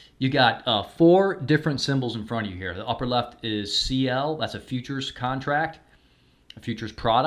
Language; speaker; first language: English; native; English